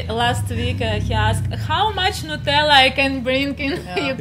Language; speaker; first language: English; non-native, learner; Ukrainian